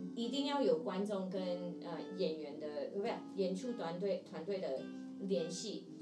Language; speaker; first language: Chinese; non-native, fluent; English